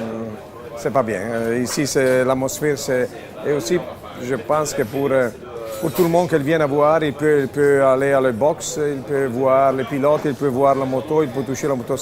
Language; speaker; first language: French; non-native, fluent; Italian